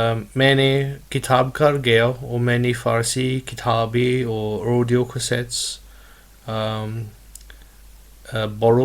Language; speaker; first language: Hindi; non-native, learner; English